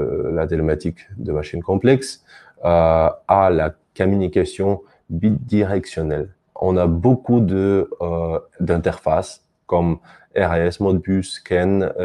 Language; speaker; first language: French; non-native, fluent; Russian